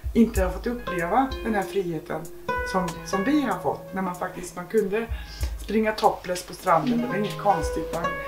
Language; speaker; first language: Swedish; native; Swedish